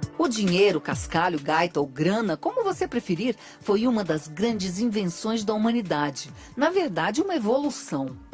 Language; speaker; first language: Portuguese; native; Portuguese